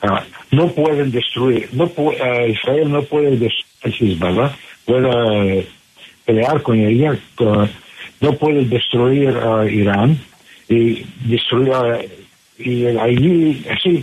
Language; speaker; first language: Spanish; non-native, fluent; English